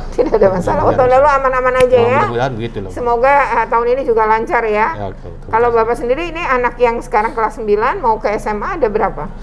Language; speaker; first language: Indonesian; native; Indonesian